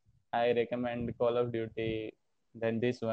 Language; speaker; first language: English; non-native, learner; Hindi